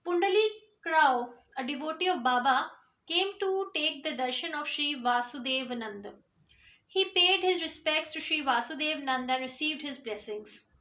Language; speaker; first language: English; non-native, local second language; Hindi